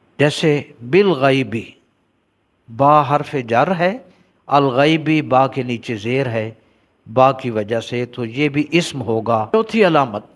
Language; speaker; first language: Urdu; native; Urdu